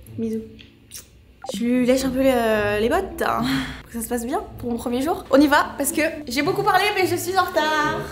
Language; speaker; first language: French; native; French